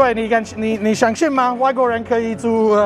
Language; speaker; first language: Chinese; non-native, learner; English